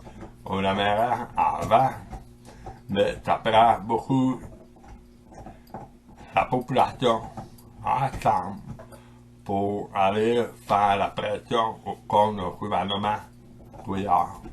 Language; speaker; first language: French; non-native, local second language; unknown